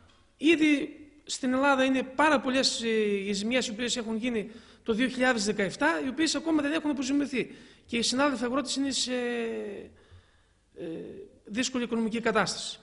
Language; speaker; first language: Greek; native; Greek